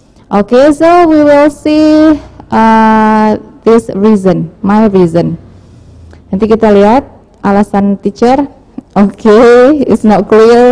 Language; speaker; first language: English; non-native, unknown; Indonesian